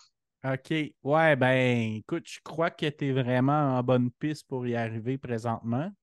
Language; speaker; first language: French; native; French